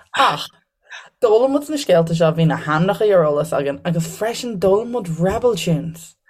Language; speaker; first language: Irish; native; Irish